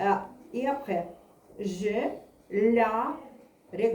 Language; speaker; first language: French; non-native, learner; Russian